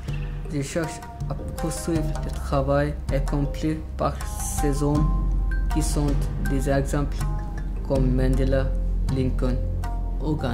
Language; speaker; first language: French; non-native, learner; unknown